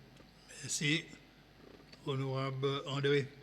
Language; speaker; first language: French; non-native, local second language; Seselwa Creole French